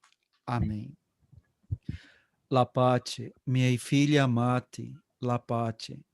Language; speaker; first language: Italian; non-native, fluent; Portuguese